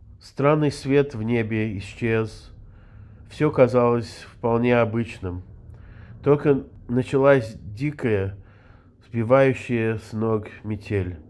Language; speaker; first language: Russian; early bilingual, heritage; Russian